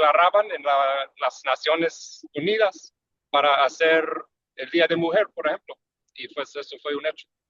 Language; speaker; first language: Spanish; early bilingual, heritage; English